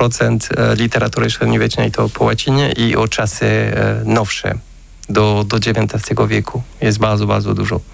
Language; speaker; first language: Polish; non-native, fluent; French